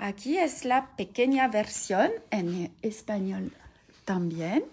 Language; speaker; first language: Spanish; non-native, learner; French